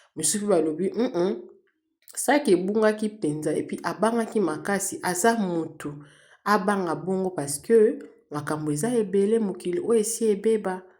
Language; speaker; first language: Lingala; native; Lingala